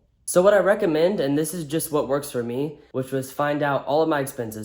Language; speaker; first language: English; native; English